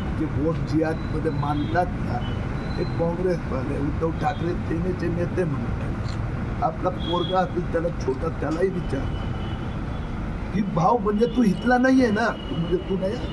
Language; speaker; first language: Marathi; non-native, local second language; Gujarati